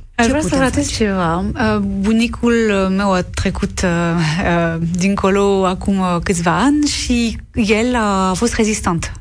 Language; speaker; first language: Romanian; non-native, learner; French